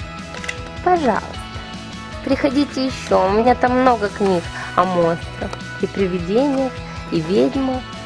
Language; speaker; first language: Russian; native; Russian